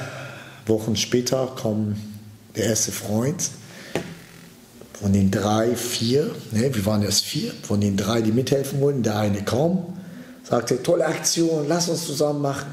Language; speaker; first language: German; early bilingual, other home language; Turkish